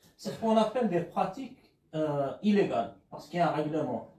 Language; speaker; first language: French; non-native, local second language; Arabic